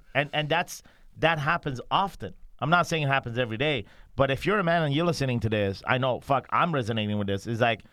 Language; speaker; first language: English; non-native, fluent; Persian